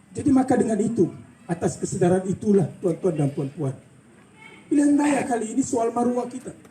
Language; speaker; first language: Malay; native; Malay